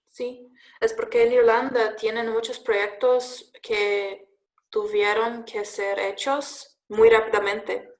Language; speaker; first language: Spanish; non-native, learner; English